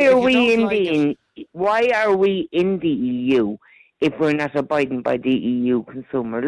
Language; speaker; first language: English; native; English